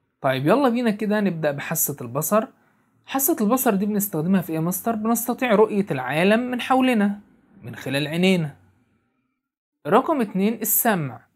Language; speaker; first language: Arabic; native; Arabic